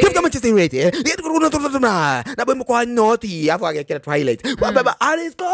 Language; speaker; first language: Swahili; non-native, local second language; Kikuyu